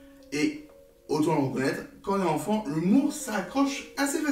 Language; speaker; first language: French; native; French